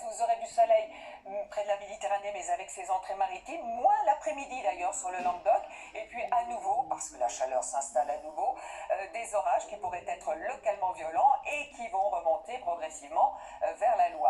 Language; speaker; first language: French; native; French